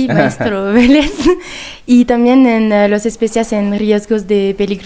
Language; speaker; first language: Spanish; non-native, learner; French